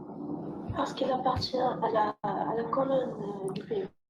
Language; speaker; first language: French; non-native, local second language; Arabic